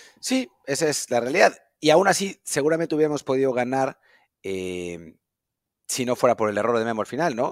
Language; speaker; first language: Spanish; native; Spanish